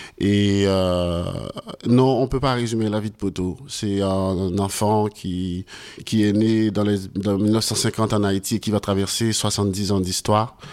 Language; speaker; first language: French; non-native, local second language; Haitian Creole